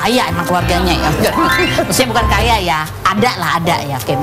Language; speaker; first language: Indonesian; native; Indonesian